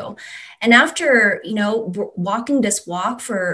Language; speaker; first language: English; non-native, local second language; Cantonese